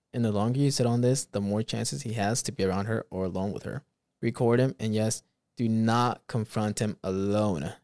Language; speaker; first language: English; early bilingual, other home language; Spanish